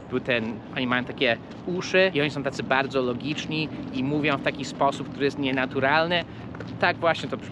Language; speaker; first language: Polish; non-native, fluent; English